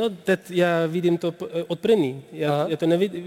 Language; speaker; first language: Czech; non-native, learner; Dutch